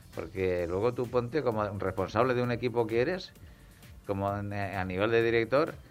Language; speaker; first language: Spanish; native; Spanish